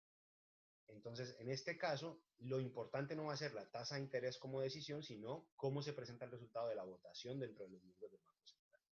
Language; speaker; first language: Spanish; native; Spanish